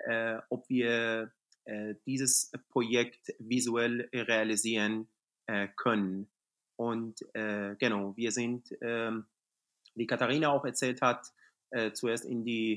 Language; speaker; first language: German; non-native, fluent; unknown